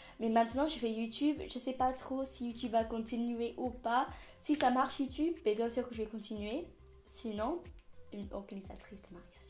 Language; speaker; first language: French; non-native, fluent; English